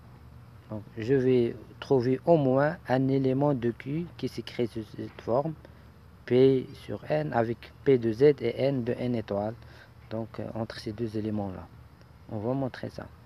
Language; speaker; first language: French; non-native, local second language; Arabic